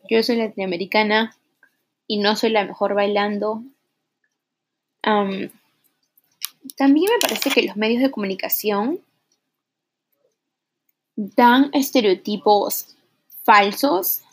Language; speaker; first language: Spanish; early bilingual, heritage; Spanish